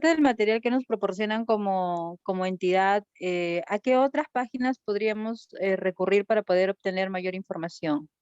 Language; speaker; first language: Spanish; native; Spanish